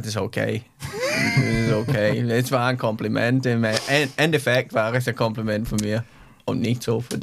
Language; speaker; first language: German; non-native, fluent; English